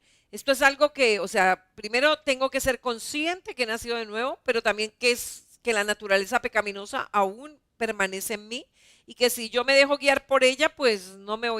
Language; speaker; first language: Spanish; native; Spanish